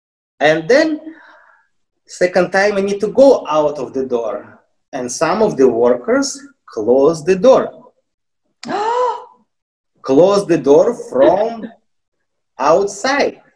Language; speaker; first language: English; non-native, fluent; Russian